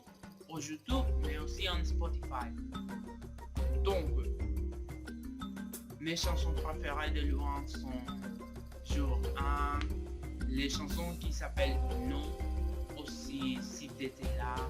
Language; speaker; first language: French; non-native, learner; Spanish